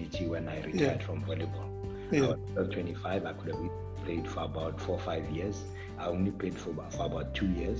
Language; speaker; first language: English; non-native, local second language; Tswana